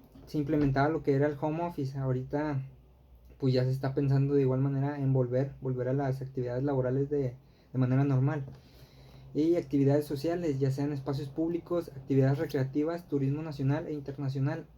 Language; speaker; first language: Spanish; native; Spanish